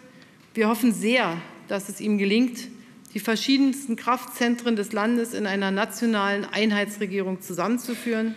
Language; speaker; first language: German; native; German